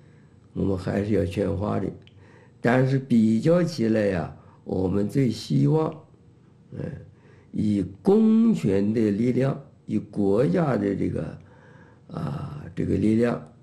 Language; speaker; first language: Chinese; native; Chinese